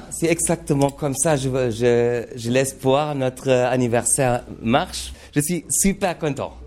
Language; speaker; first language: French; non-native, learner; German